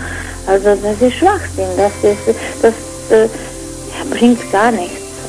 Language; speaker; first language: German; non-native, fluent; Croatian